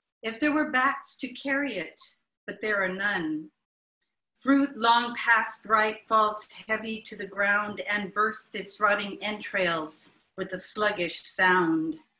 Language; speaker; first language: English; native; English